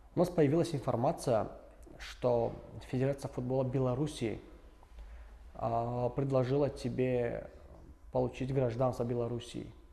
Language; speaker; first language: Russian; non-native, local second language; Tajik